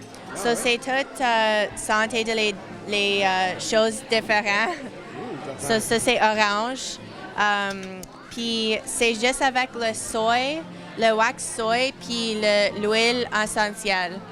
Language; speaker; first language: French; non-native, learner; English